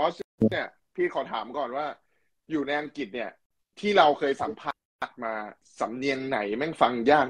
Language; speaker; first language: Thai; native; Thai